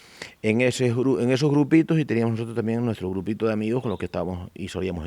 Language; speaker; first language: Spanish; native; Spanish